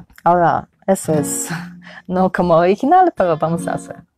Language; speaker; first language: Spanish; non-native, learner; Polish